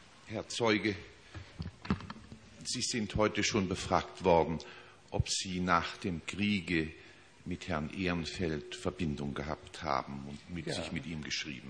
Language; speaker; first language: German; native; German